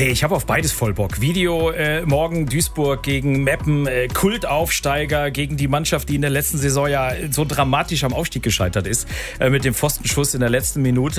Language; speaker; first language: German; native; German